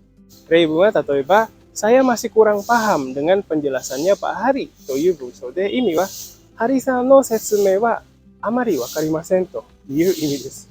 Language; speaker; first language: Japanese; non-native, fluent; Indonesian